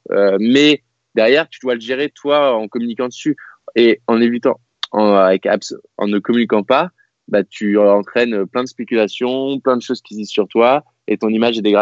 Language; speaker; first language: French; native; French